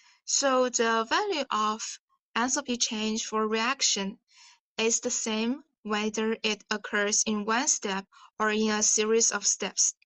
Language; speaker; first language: English; non-native, fluent; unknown